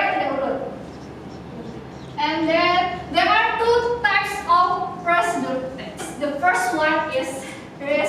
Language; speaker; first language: English; non-native, local second language; Indonesian